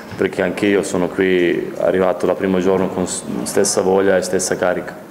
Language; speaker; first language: Italian; non-native, fluent; Serbian